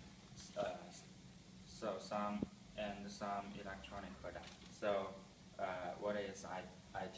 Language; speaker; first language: English; non-native, learner; Chinese